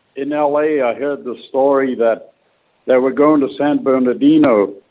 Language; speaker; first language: English; native; English